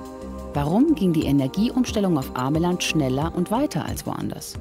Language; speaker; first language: German; native; German